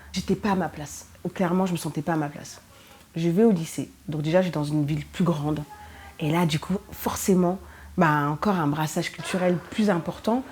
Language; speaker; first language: French; early bilingual, other home language; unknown